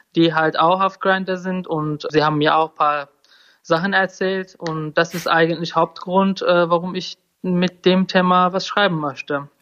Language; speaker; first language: German; non-native, learner; Turkish